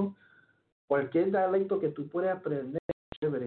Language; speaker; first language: Spanish; early bilingual, heritage; Spanish